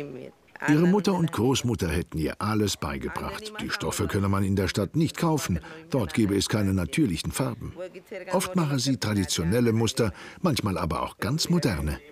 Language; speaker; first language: German; native; German